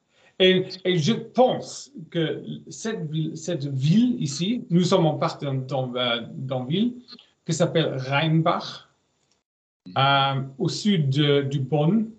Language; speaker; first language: French; non-native, learner; German